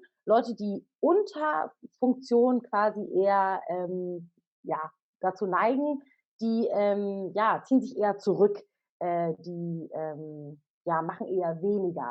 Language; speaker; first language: German; native; German